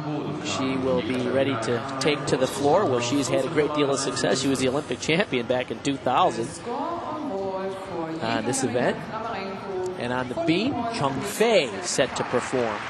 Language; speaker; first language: English; native; English